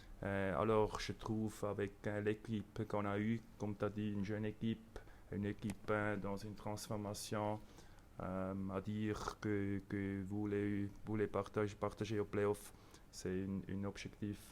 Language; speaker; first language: French; non-native, local second language; German